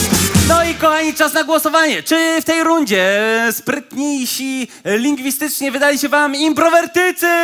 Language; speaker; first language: Polish; native; Polish